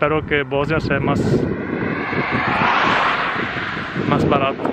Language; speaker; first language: Spanish; non-native, fluent; Italian